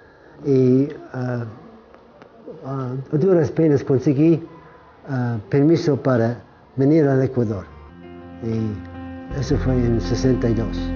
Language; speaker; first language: Spanish; non-native, fluent; English